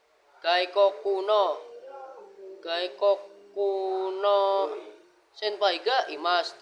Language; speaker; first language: Japanese; non-native, learner; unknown